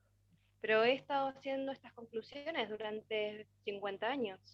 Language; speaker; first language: Spanish; native; Spanish